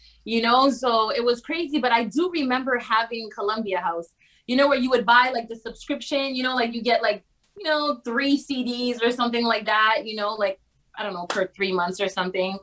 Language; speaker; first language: English; native; English